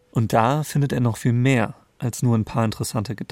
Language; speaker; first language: German; native; German